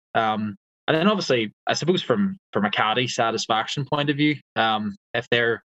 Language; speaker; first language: English; native; English